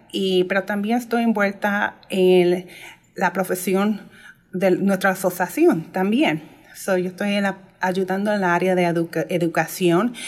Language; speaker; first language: Spanish; early bilingual, heritage; Spanish